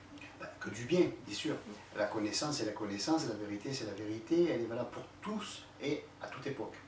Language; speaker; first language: French; native; French